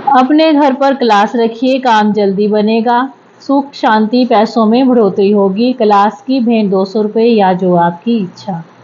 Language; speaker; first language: Hindi; native; Hindi